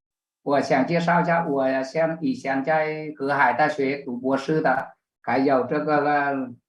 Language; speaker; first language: Chinese; non-native, learner; Vietnamese